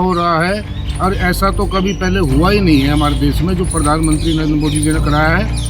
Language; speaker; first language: Hindi; native; Hindi